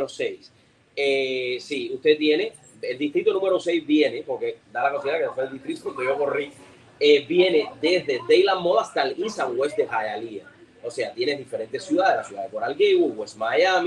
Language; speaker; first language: Spanish; native; Spanish